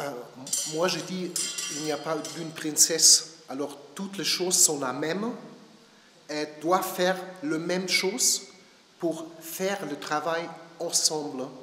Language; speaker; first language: French; non-native, learner; German